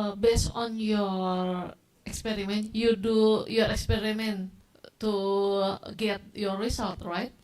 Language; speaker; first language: English; non-native, learner; Indonesian